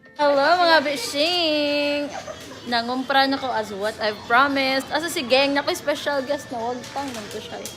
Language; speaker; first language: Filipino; non-native, local second language; Cebuano